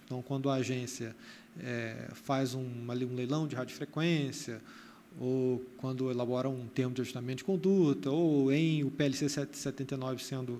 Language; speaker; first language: Portuguese; native; Portuguese